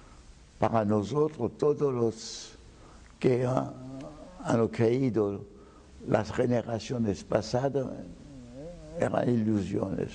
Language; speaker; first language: Spanish; non-native, fluent; French